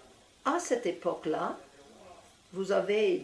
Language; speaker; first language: French; non-native, fluent; English